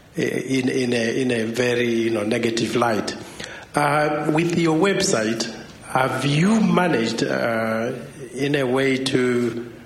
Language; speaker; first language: English; non-native, local second language; Shona